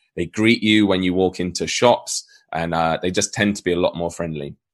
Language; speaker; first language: English; native; English